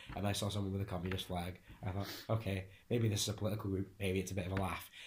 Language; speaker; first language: English; early bilingual, other home language; Hungarian